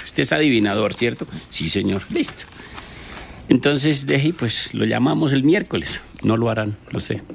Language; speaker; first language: Spanish; native; Spanish